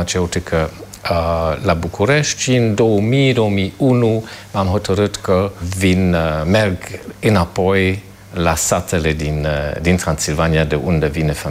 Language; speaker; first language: Romanian; non-native, fluent; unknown